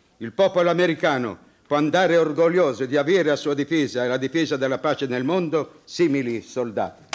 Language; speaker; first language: Italian; native; Italian